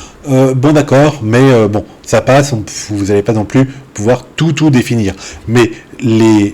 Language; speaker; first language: French; native; French